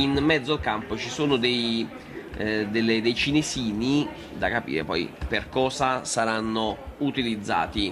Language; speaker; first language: Italian; native; Italian